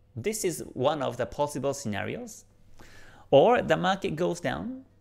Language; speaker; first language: English; non-native, fluent; Japanese